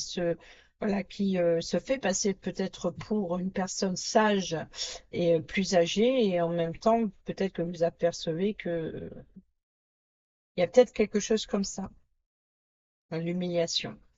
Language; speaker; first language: French; native; French